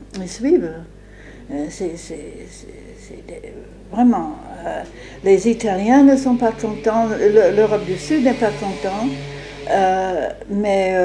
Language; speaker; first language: French; non-native, fluent; English